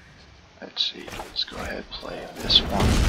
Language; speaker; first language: English; native; English